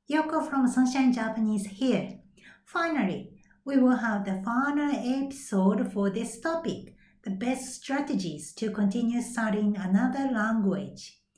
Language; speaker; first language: English; non-native, fluent; Japanese